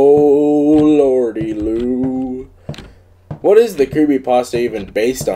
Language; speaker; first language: English; native; English